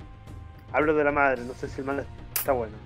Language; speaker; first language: Spanish; native; Spanish